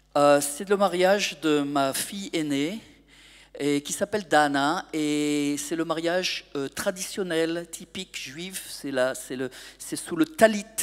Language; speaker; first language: French; native; French